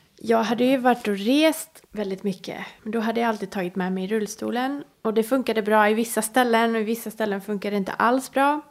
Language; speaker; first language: Swedish; early bilingual, other home language; Persian